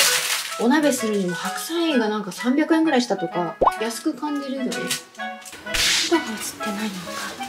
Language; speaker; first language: Japanese; native; Japanese